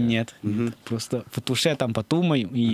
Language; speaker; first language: Russian; non-native, learner; Chinese